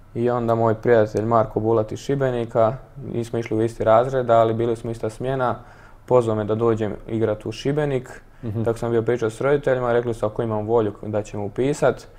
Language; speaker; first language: Croatian; native; Croatian